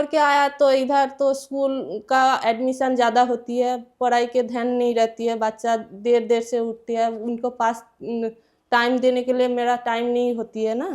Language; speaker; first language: Hindi; non-native, local second language; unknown